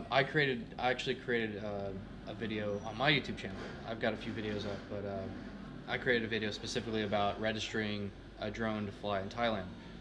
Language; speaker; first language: English; native; English